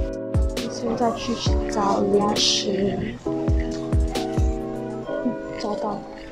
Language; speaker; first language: Chinese; non-native, local second language; English